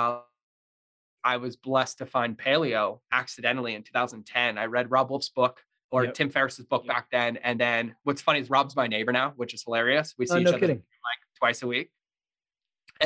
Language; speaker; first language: English; native; English